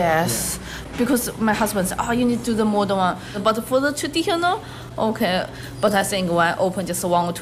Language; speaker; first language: English; non-native, learner; Chinese